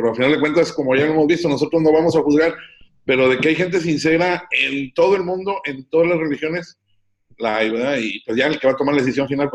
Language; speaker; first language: Spanish; native; Spanish